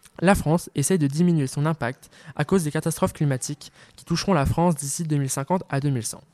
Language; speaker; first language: French; native; French